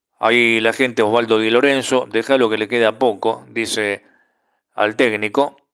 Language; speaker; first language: Spanish; native; Spanish